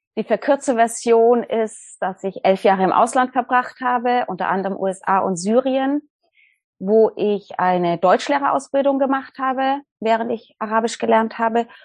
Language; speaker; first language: German; native; German